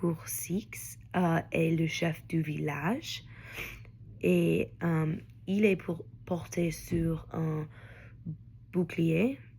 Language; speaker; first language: French; non-native, learner; English